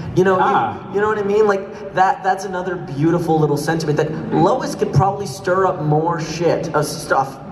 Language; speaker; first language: English; native; English